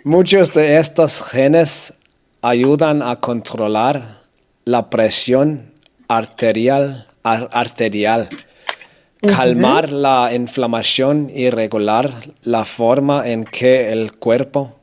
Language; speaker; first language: Spanish; non-native, learner; Danish